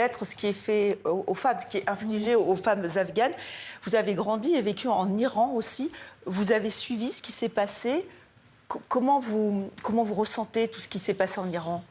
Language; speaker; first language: French; native; French